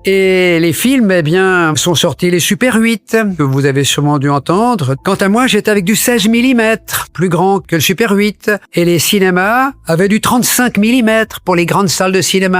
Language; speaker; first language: French; native; French